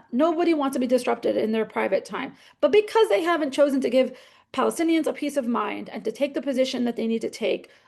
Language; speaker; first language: English; native; English